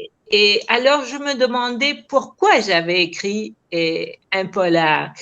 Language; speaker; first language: French; non-native, fluent; Spanish